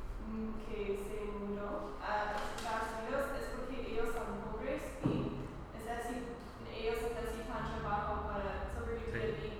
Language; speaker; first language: Spanish; non-native, learner; English